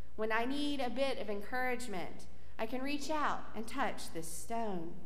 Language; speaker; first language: English; native; English